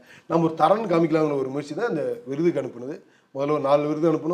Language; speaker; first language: Tamil; native; Tamil